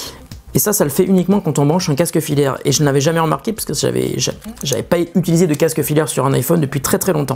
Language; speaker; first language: French; native; French